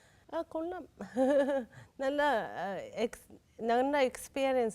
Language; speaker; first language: Malayalam; non-native, learner; Japanese